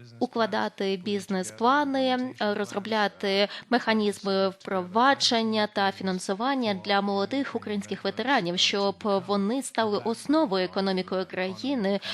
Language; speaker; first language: Ukrainian; non-native, fluent; Lithuanian